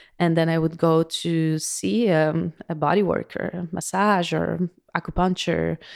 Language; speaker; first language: English; non-native, fluent; Portuguese